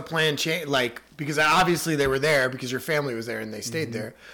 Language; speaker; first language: English; native; English